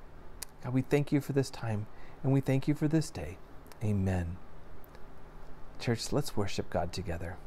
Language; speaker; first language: English; native; English